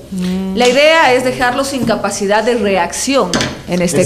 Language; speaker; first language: Spanish; native; Spanish